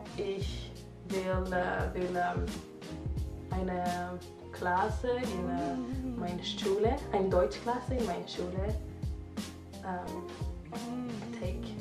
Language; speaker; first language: German; non-native, learner; French